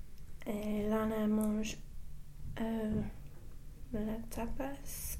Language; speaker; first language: French; non-native, learner; English